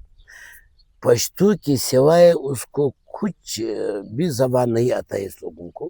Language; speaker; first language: Urdu; non-native, local second language; Pashto